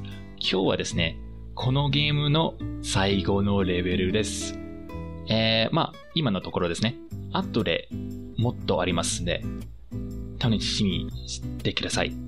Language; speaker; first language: Japanese; non-native, fluent; English